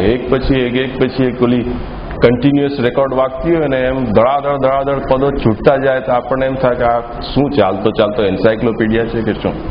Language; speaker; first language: Gujarati; native; Gujarati